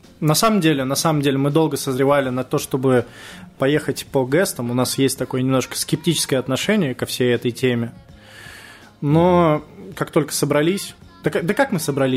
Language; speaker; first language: Russian; native; Russian